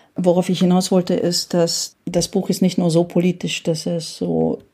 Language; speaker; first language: German; early bilingual, heritage; Hungarian